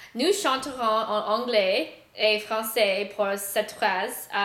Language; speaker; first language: French; non-native, learner; English